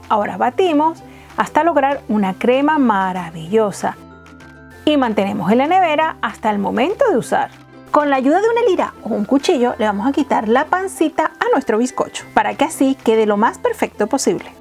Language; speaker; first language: Spanish; native; Spanish